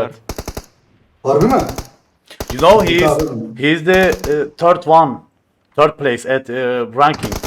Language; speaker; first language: English; non-native, learner; Turkish